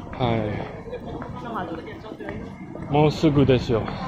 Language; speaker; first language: Japanese; non-native, learner; English